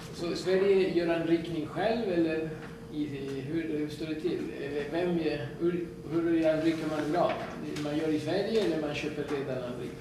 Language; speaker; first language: Swedish; non-native, fluent; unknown